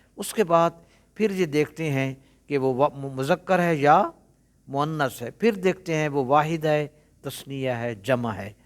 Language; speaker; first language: Urdu; non-native, local second language; Punjabi